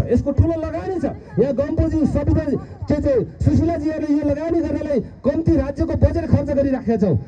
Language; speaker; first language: Nepali; non-native, local second language; Eastern Tamang